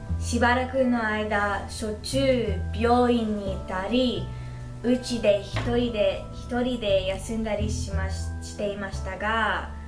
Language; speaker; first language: Japanese; non-native, learner; English